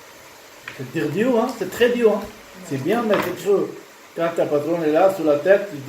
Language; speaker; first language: French; non-native, learner; Urdu